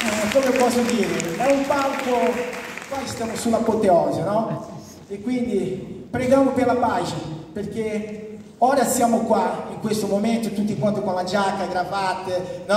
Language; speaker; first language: Italian; non-native, fluent; Portuguese